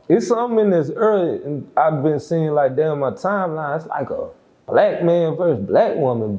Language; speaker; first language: English; native; English